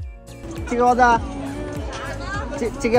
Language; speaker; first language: Chinese; non-native, learner; Bangla